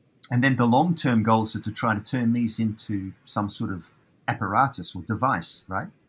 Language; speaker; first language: English; native; English